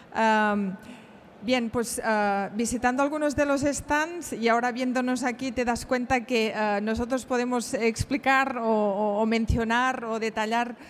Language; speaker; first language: Spanish; non-native, local second language; Catalan